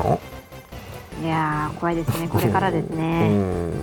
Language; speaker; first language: Japanese; native; Japanese